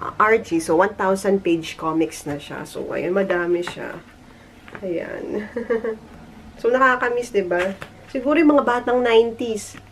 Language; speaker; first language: Filipino; native; Filipino